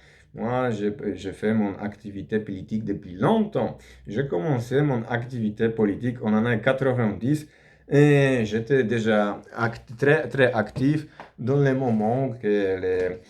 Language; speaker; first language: French; non-native, learner; Polish